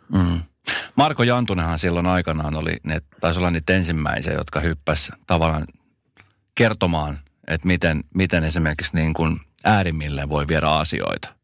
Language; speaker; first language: Finnish; native; Finnish